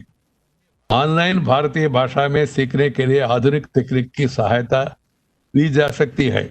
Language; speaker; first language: Hindi; non-native, local second language; Telugu